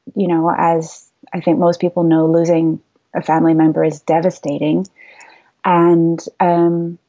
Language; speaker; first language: English; native; English